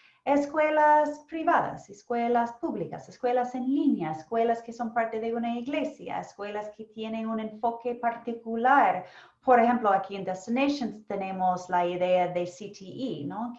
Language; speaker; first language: Spanish; non-native, fluent; English